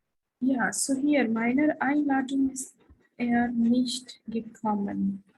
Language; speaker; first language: German; non-native, fluent; Hindi